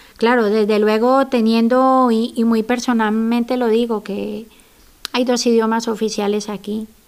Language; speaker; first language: Spanish; native; Spanish